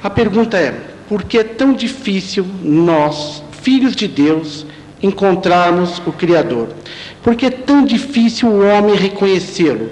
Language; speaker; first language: Portuguese; native; Portuguese